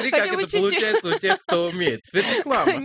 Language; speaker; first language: Russian; native; Russian